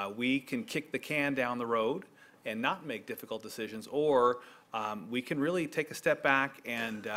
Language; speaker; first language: English; native; English